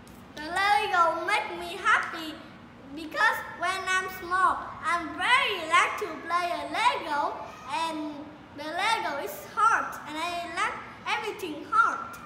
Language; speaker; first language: English; non-native, learner; Vietnamese